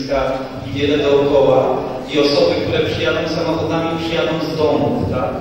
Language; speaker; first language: Polish; native; Polish